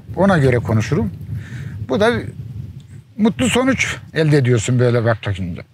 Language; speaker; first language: Turkish; native; Turkish